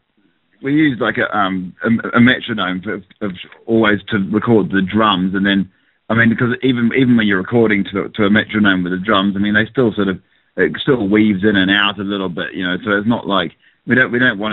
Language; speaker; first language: English; native; English